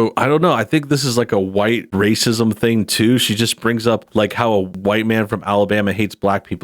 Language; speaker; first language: English; native; English